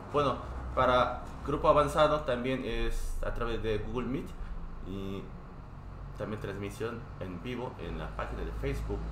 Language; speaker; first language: Spanish; non-native, fluent; Korean